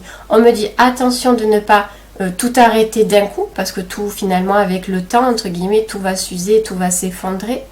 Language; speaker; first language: French; native; French